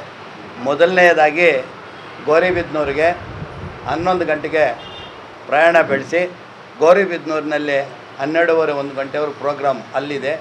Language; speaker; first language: Kannada; native; Kannada